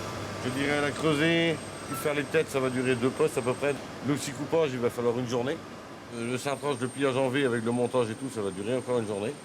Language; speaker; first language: French; native; French